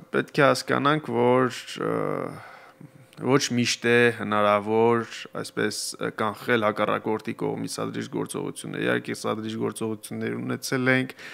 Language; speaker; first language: Armenian; native; Armenian